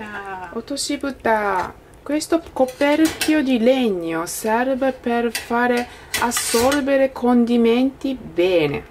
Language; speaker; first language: Italian; non-native, learner; Japanese